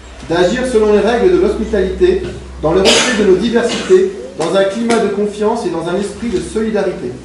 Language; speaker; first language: French; native; French